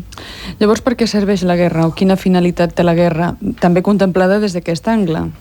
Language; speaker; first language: Catalan; native; Catalan